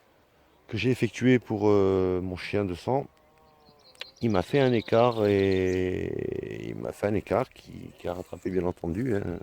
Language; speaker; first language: French; native; French